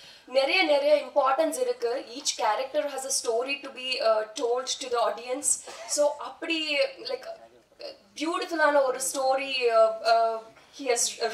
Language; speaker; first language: Tamil; non-native, fluent; Telugu